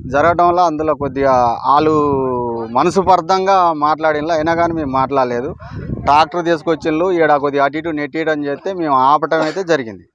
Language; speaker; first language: Telugu; native; Telugu